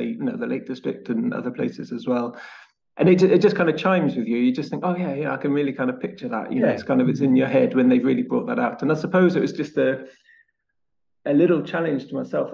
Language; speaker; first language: English; native; English